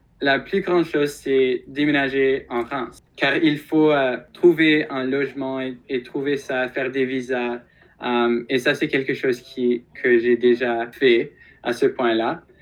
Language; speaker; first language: French; non-native, local second language; English